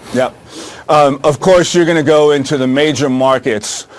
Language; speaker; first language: English; native; English